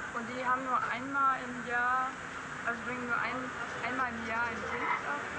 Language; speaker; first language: German; non-native, fluent; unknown